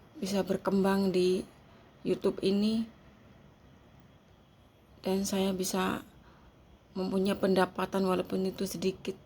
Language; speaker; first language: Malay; non-native, local second language; Javanese